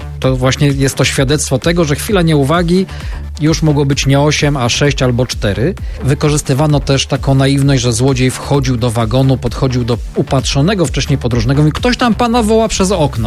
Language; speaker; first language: Polish; native; Polish